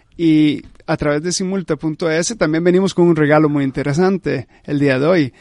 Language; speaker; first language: Spanish; early bilingual, heritage; Spanish